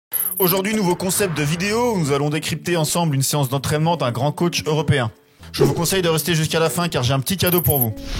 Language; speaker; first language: French; native; French